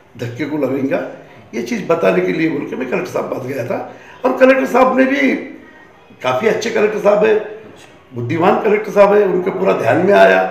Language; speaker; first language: Hindi; non-native, local second language; Marathi